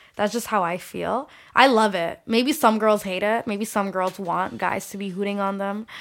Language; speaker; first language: English; early bilingual, other home language; Bangla